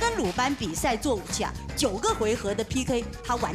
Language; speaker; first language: Chinese; native; Chinese